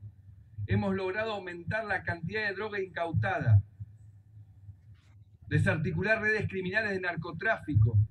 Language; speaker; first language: Spanish; native; Spanish